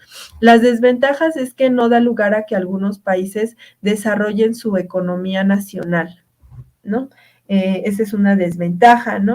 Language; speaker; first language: Spanish; native; Spanish